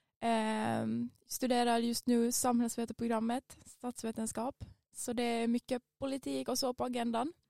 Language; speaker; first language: Swedish; native; Swedish